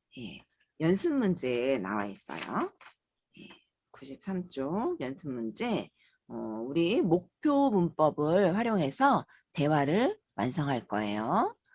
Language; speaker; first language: Korean; native; Korean